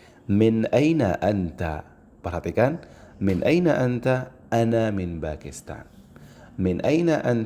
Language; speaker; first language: Arabic; non-native, fluent; Indonesian